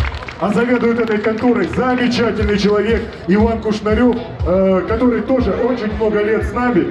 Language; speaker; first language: Russian; native; Russian